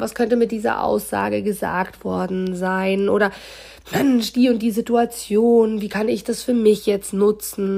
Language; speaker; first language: German; native; German